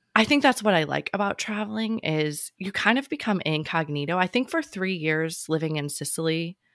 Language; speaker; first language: English; native; English